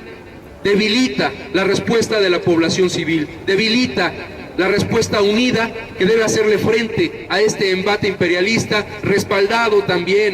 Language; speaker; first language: Spanish; native; Spanish